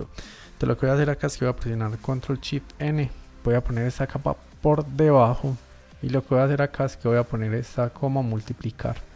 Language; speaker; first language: Spanish; native; Spanish